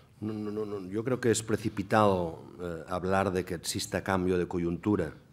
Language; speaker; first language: Spanish; non-native, local second language; Catalan